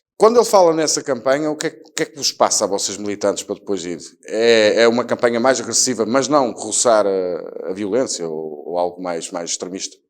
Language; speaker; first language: Portuguese; native; Portuguese